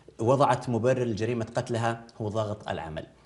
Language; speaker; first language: Arabic; native; Arabic